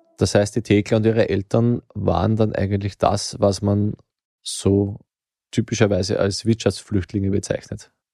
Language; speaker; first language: German; native; German